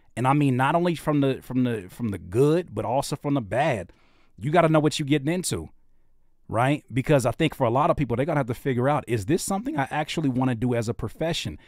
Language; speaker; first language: English; native; English